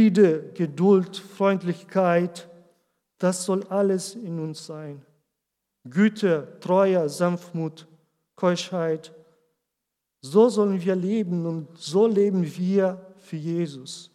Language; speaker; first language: German; non-native, learner; Portuguese